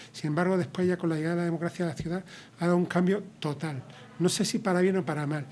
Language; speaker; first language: Spanish; native; Spanish